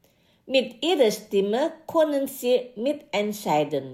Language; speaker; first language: German; non-native, fluent; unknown